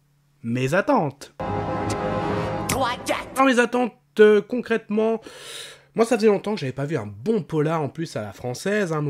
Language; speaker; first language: French; native; French